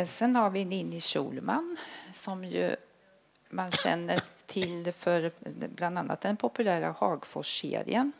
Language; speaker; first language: Swedish; native; Swedish